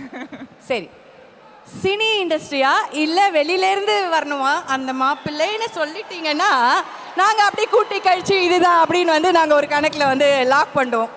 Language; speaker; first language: Tamil; native; Tamil